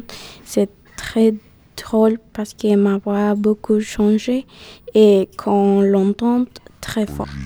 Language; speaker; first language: French; non-native, learner; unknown